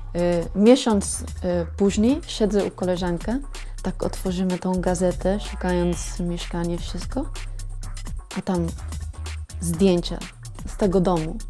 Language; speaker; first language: Polish; non-native, learner; Spanish